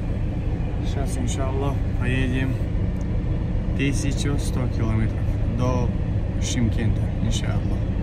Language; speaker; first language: Russian; non-native, fluent; Tajik